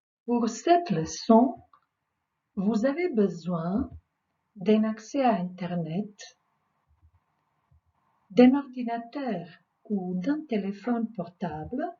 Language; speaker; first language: French; non-native, fluent; Croatian